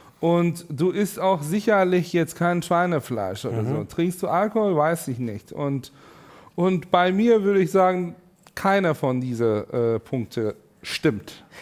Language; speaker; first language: German; non-native, fluent; Turkish